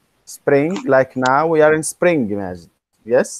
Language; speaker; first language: English; non-native, fluent; Arabic